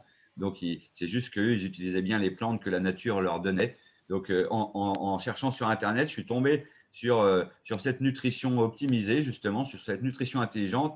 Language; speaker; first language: French; native; French